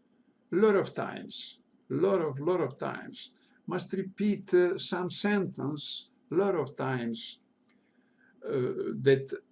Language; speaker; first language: English; non-native, learner; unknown